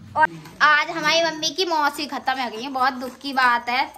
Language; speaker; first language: Hindi; native; Hindi